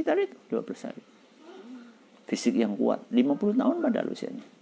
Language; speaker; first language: Indonesian; native; Indonesian